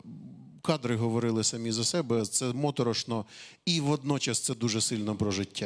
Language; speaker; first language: Ukrainian; native; Ukrainian